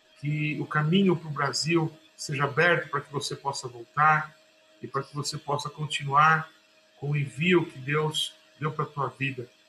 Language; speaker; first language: Portuguese; native; Portuguese